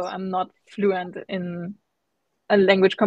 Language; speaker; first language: English; non-native, fluent; German